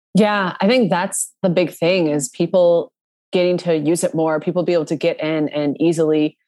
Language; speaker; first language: English; native; English